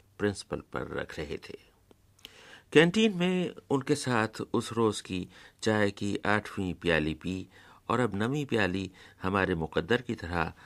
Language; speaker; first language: Urdu; native; Urdu